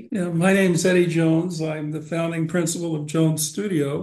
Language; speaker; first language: English; native; English